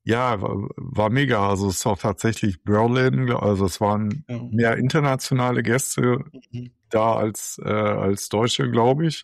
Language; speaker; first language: German; native; German